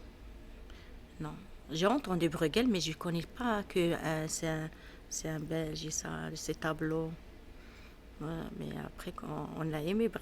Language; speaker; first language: French; non-native, learner; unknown